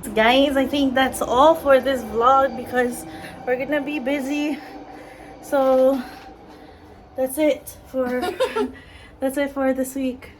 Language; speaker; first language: English; non-native, local second language; Filipino